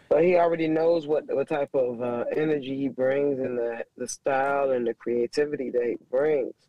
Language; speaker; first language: English; native; English